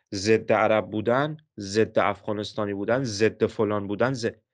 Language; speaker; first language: Persian; native; Persian